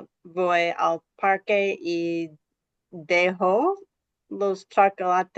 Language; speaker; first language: Spanish; non-native, learner; English